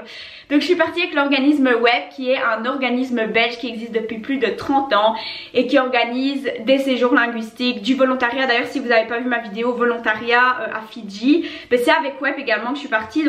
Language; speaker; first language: French; native; French